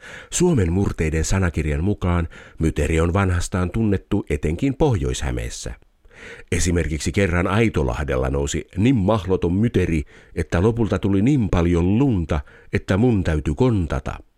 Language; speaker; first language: Finnish; native; Finnish